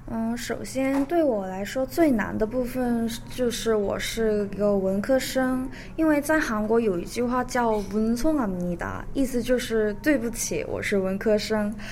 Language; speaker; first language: Chinese; early bilingual, other home language; Korean